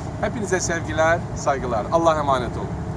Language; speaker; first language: Turkish; native; Turkish